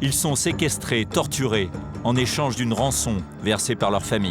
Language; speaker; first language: French; native; French